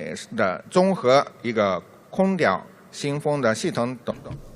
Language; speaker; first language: Chinese; non-native, fluent; Japanese